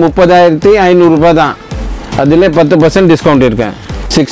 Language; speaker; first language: Tamil; non-native, local second language; Hindi